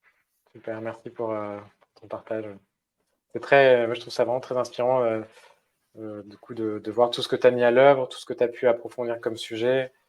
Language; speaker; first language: French; native; French